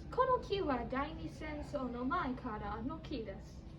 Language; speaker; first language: Japanese; non-native, learner; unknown